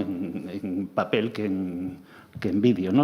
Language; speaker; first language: Spanish; non-native, local second language; Galician